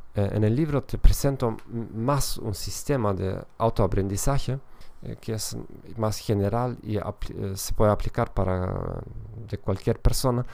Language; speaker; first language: Spanish; non-native, fluent; German